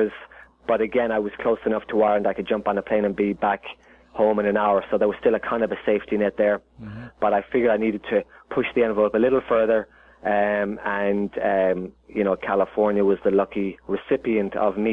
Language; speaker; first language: English; native; English